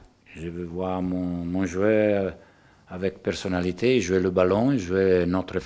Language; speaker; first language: French; non-native, learner; Italian